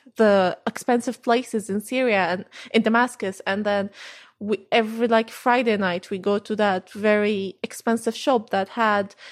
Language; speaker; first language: English; non-native, fluent; Arabic